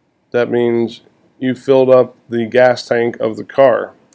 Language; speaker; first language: English; native; English